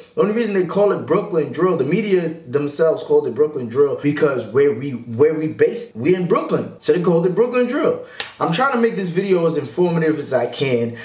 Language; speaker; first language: English; native; English